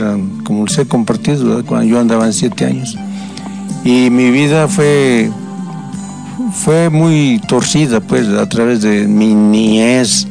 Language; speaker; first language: Spanish; native; Spanish